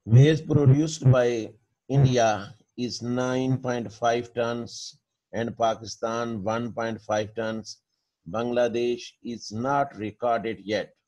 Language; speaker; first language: English; non-native, local second language; Urdu